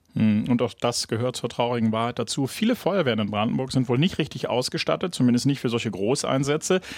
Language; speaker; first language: German; native; German